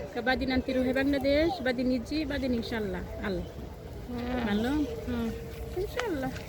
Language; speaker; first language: Arabic; non-native, learner; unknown